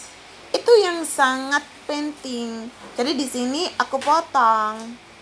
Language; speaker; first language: Indonesian; non-native, fluent; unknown